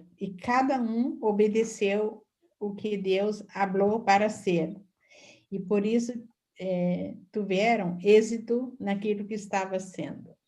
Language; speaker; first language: Portuguese; non-native, fluent; Spanish